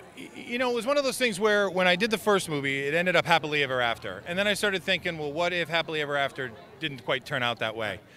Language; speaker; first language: English; native; English